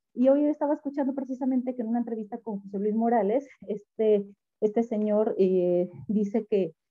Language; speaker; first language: Spanish; native; Spanish